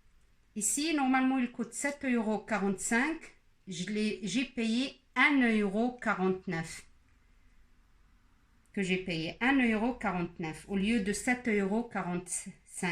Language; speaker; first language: French; non-native, local second language; Arabic